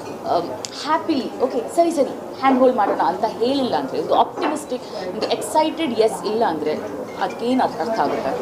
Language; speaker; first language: Kannada; non-native, fluent; Malayalam